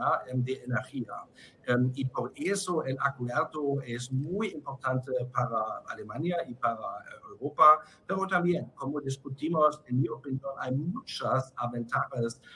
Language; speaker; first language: Spanish; non-native, fluent; German